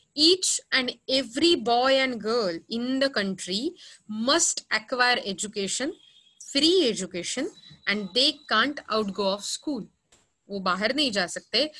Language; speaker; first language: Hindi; non-native, local second language; Marathi